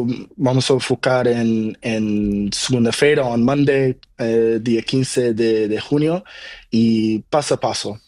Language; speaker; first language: Spanish; non-native, learner; Portuguese